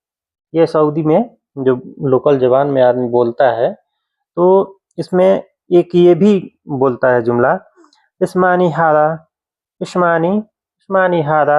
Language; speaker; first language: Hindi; native; Hindi